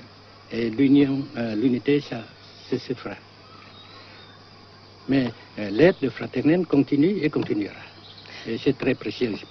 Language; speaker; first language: French; non-native, local second language; Vietnamese